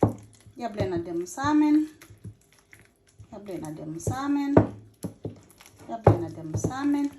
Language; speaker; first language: Danish; non-native, fluent; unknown